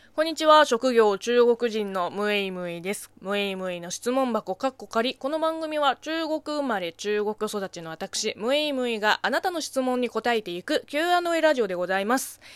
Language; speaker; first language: Japanese; non-native, fluent; Chinese